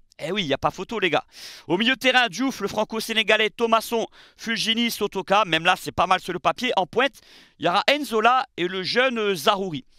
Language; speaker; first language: French; native; French